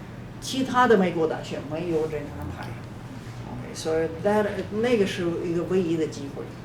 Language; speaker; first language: Chinese; non-native, fluent; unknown